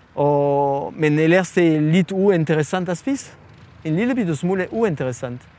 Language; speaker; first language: Danish; non-native, fluent; French